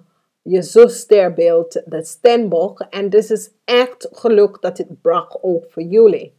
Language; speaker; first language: Dutch; non-native, fluent; English